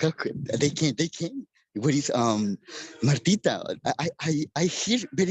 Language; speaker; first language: English; non-native, learner; Spanish